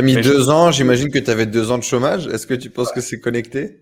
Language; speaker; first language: French; native; French